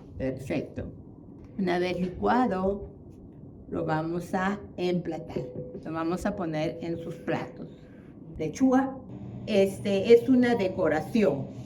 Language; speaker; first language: Spanish; native; Spanish